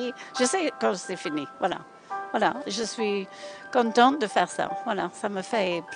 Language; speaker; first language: French; non-native, fluent; English